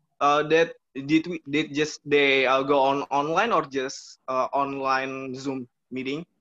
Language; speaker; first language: English; non-native, learner; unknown